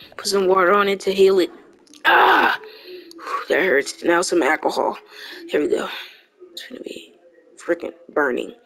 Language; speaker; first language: English; native; English